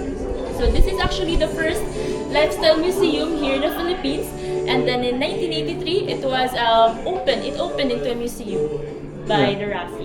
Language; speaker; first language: English; non-native, local second language; Filipino